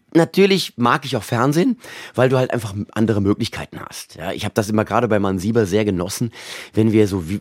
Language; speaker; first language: German; native; German